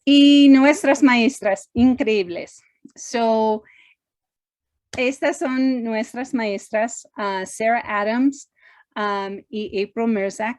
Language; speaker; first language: Spanish; non-native, fluent; English